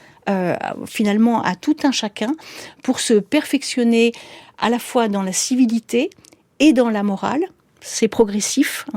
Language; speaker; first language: French; native; French